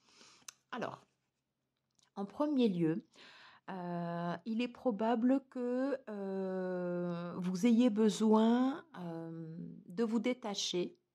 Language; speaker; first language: French; native; French